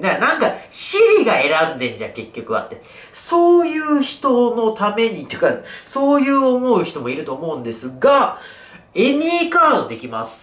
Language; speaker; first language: Japanese; native; Japanese